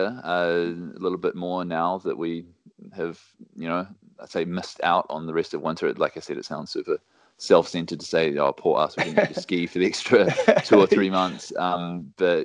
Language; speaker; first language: English; native; English